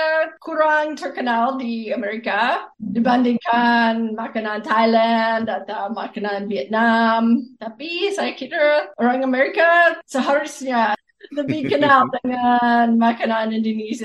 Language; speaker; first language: Indonesian; non-native, fluent; English